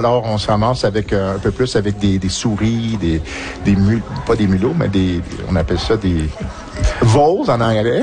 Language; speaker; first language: French; native; French